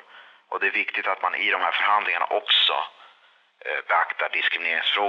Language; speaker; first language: Swedish; native; Swedish